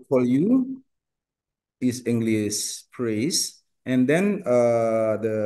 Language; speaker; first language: English; non-native, learner; Indonesian